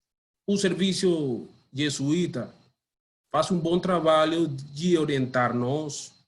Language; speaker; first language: Portuguese; non-native, learner; Spanish